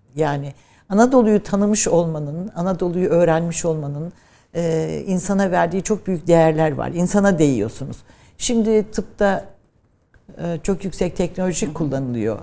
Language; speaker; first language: Turkish; native; Turkish